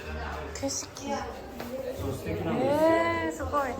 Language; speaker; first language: Japanese; non-native, fluent; Korean